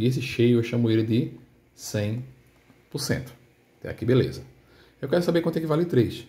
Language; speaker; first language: Portuguese; native; Portuguese